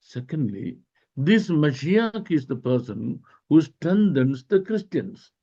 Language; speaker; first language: English; non-native, local second language; Malayalam